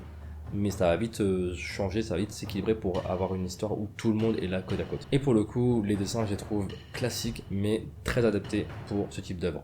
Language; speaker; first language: French; native; French